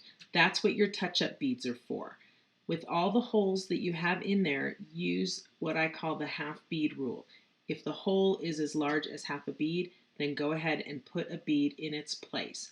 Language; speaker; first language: English; native; English